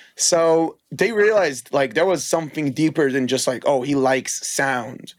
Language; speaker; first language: English; non-native, fluent; Hebrew